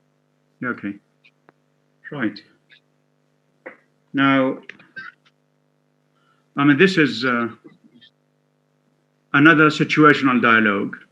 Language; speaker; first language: English; non-native, fluent; Arabic